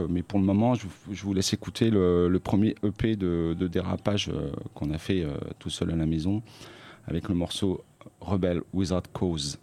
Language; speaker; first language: French; native; French